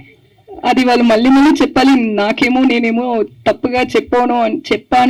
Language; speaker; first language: Telugu; non-native, learner; Tamil